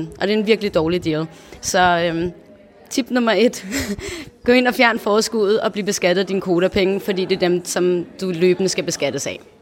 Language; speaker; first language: Danish; native; Danish